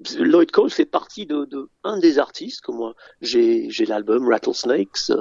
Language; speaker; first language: French; early bilingual, other home language; English